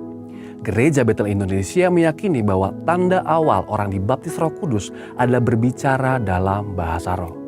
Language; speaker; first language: Indonesian; native; Indonesian